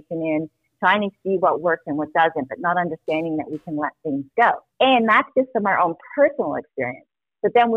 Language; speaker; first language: English; native; English